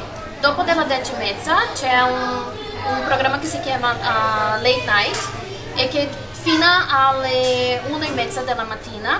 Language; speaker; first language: Italian; non-native, learner; Spanish